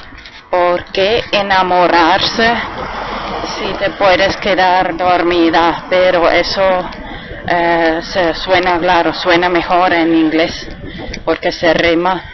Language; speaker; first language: Spanish; non-native, fluent; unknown